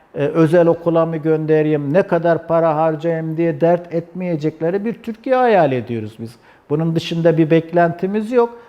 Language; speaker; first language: Turkish; native; Turkish